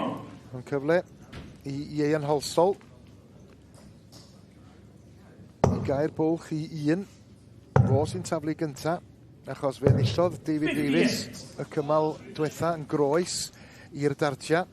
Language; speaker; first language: Welsh; native; Welsh